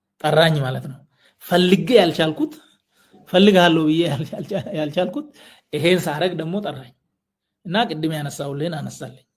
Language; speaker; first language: Amharic; non-native, local second language; Oromo